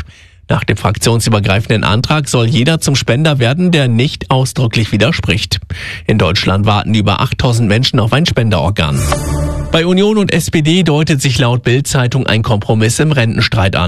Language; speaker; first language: German; native; German